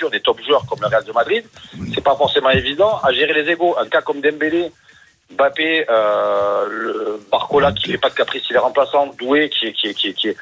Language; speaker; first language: French; native; French